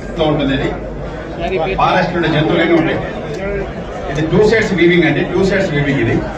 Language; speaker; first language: Telugu; native; Telugu